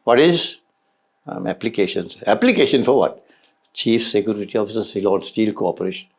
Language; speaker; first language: English; non-native, local second language; Sinhala